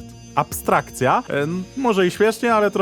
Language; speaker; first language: Polish; native; Polish